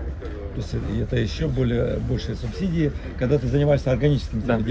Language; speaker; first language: Russian; native; Russian